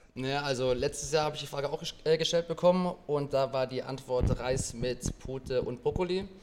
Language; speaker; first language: German; native; German